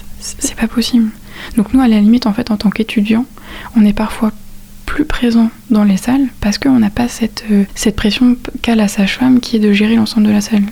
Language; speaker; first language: French; native; French